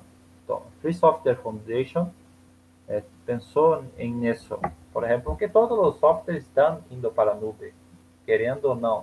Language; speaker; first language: Spanish; non-native, learner; Portuguese